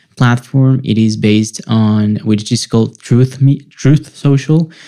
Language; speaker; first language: English; non-native, fluent; Spanish